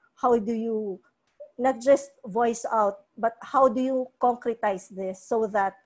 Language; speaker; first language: English; non-native, local second language; Cebuano